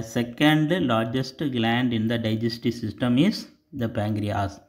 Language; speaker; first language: English; non-native, local second language; Tamil